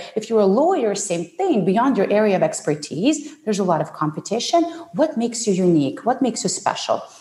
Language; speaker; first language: English; non-native, fluent; Ukrainian